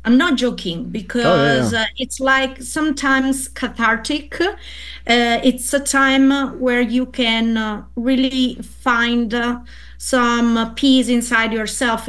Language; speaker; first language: English; non-native, fluent; Italian